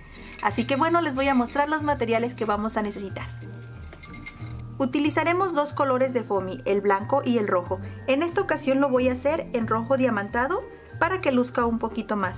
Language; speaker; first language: Spanish; native; Spanish